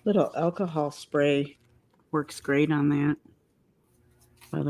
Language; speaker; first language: English; native; English